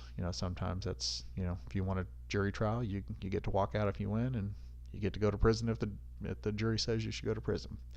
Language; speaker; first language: English; native; English